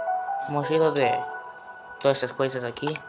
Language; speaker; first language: Portuguese; non-native, learner; Spanish